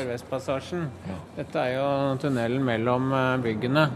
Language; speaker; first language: Norwegian; native; Norwegian